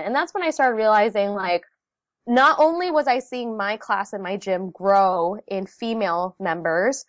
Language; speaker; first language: English; early bilingual, other home language; Vietnamese